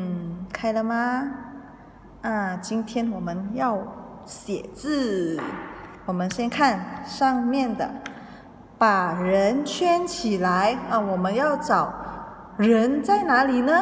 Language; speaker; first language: Chinese; early bilingual, heritage; Indonesian